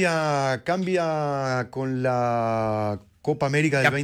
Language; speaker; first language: Spanish; native; Spanish